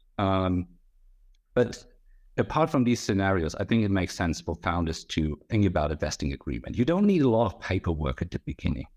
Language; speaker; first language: English; non-native, fluent; German